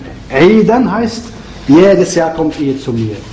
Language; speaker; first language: German; non-native, fluent; Arabic